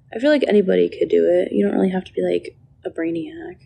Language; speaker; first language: English; native; English